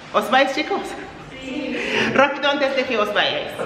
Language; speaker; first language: Spanish; non-native, fluent; English